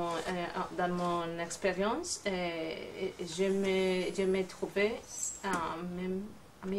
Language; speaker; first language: French; non-native, learner; Spanish